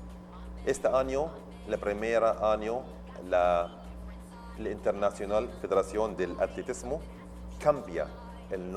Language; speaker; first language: Spanish; non-native, learner; Arabic